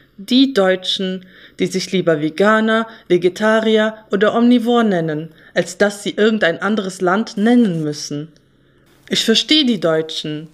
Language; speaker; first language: German; early bilingual, other home language; Turkish